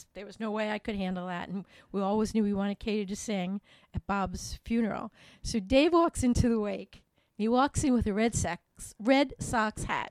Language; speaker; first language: English; native; English